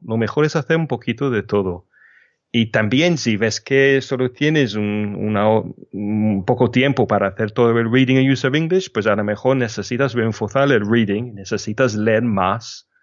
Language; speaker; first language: Spanish; non-native, fluent; English